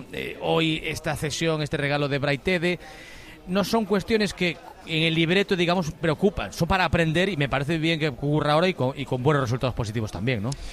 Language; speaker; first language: Spanish; native; Spanish